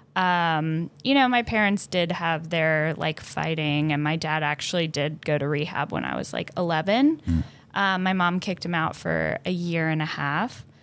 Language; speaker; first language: English; native; English